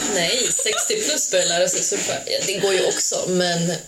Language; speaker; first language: Swedish; early bilingual, other home language; Hungarian